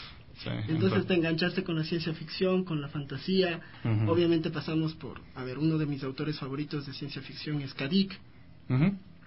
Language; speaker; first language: Spanish; native; Spanish